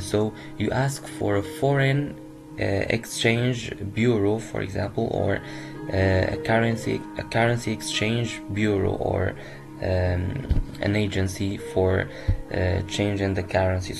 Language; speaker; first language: English; non-native, fluent; Arabic